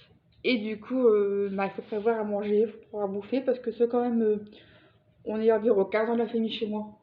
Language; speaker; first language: French; native; French